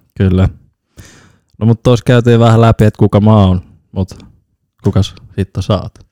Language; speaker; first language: Finnish; native; Finnish